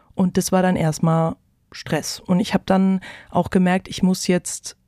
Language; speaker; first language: German; native; German